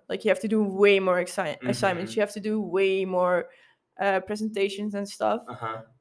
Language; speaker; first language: English; non-native, fluent; Dutch